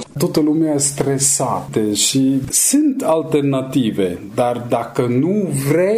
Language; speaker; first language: Romanian; non-native, fluent; German